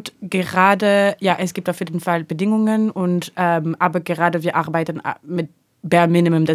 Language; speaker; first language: German; non-native, learner; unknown